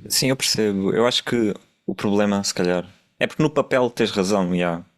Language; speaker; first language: Portuguese; native; Portuguese